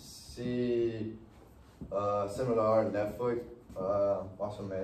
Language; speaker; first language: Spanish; non-native, learner; English